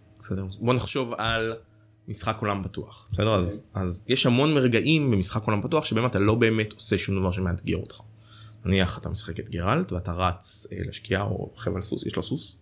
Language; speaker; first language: Hebrew; native; Hebrew